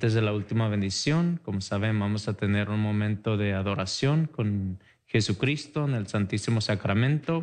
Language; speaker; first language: Spanish; native; Spanish